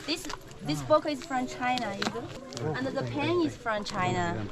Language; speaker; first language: English; non-native, learner; Chinese